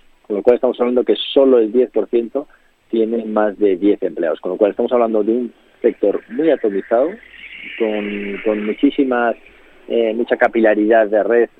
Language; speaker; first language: Spanish; native; Spanish